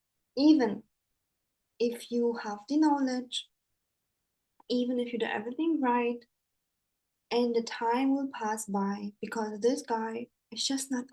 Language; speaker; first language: English; non-native, fluent; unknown